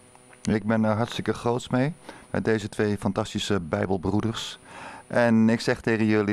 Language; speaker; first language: Dutch; native; Dutch